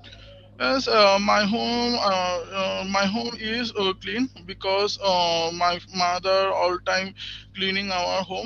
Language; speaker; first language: English; non-native, learner; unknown